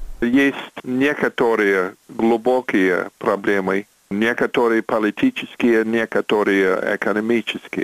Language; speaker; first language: Russian; non-native, fluent; English